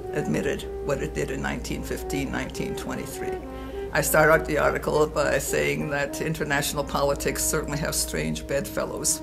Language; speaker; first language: English; native; English